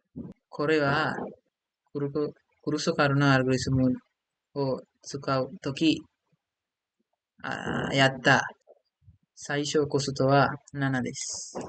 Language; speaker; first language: Japanese; non-native, learner; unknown